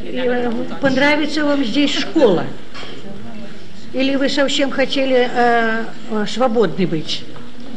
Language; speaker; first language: Russian; non-native, learner; Dutch